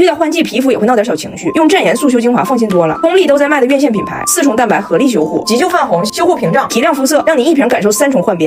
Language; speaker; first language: Chinese; native; Chinese